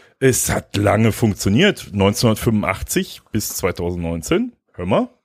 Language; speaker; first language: German; native; German